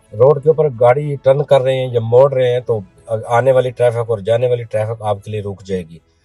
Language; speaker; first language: Urdu; non-native, local second language; Punjabi